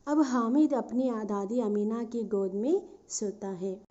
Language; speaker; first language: Hindi; non-native, local second language; Telugu